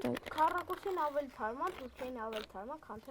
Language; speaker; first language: Armenian; native; Armenian